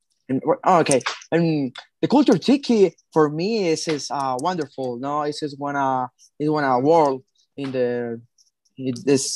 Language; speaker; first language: English; non-native, learner; Spanish